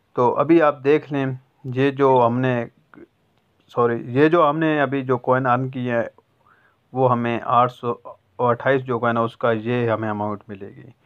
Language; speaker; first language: Urdu; non-native, local second language; Punjabi